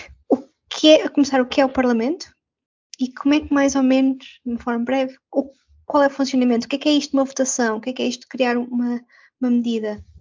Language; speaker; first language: Portuguese; native; Portuguese